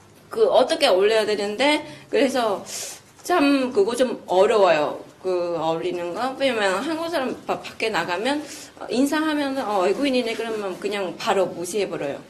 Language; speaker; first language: Korean; non-native, fluent; Vietnamese